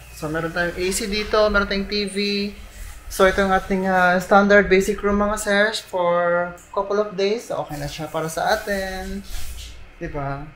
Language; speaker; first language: Filipino; native; Filipino